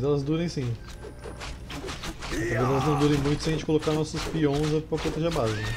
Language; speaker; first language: Portuguese; native; Portuguese